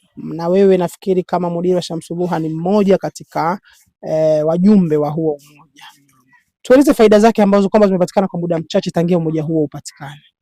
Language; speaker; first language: Swahili; native; Swahili